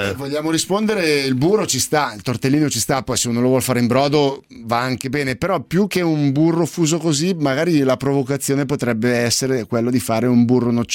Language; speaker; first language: Italian; native; Italian